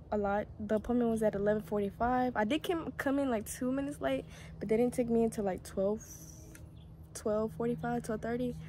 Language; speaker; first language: English; early bilingual, other home language; Spanish